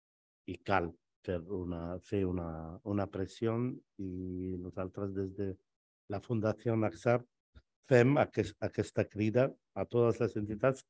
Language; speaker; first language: Catalan; non-native, fluent; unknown